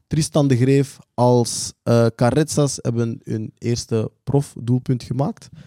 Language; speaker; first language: Dutch; native; Dutch